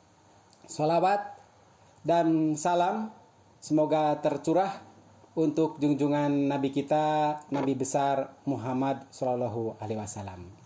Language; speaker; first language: Indonesian; native; Indonesian